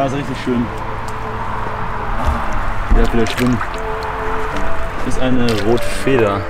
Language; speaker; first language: German; native; German